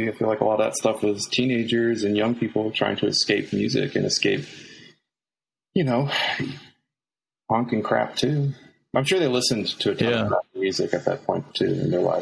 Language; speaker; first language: English; native; English